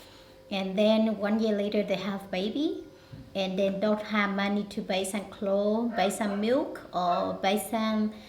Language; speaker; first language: English; non-native, learner; Hmong